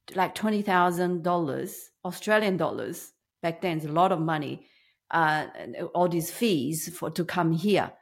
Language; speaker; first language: English; non-native, learner; Chinese